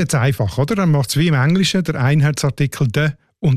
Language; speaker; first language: German; native; German